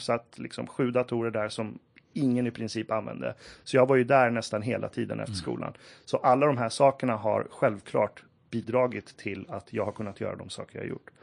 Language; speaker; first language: Swedish; early bilingual, other home language; Persian